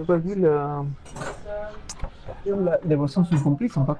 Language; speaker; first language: French; non-native, learner; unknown